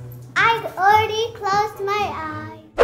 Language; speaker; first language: English; early bilingual, heritage; Indonesian